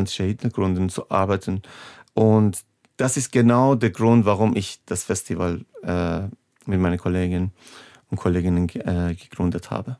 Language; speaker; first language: German; non-native, fluent; Persian